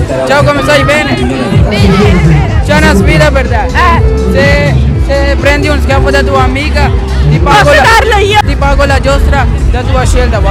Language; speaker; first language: Italian; non-native, learner; Punjabi